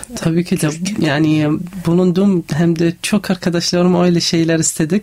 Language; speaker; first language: Turkish; non-native, learner; Arabic